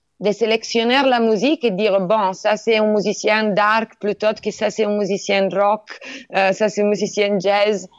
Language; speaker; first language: French; non-native, learner; Italian